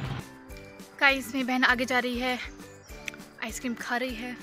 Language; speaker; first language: Hindi; native; Hindi